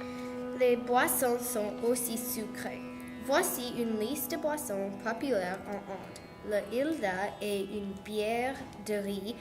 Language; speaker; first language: French; non-native, learner; English